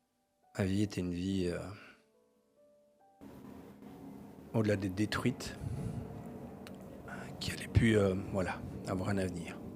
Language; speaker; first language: French; native; French